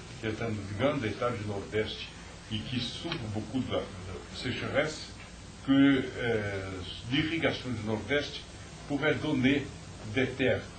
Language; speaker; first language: French; non-native, fluent; Portuguese